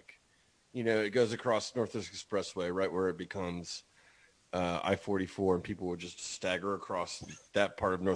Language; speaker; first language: English; native; English